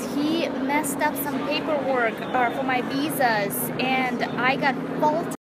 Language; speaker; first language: English; non-native, fluent; Russian